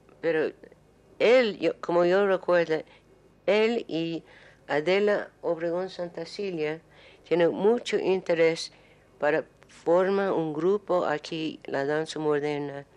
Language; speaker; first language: Spanish; non-native, learner; English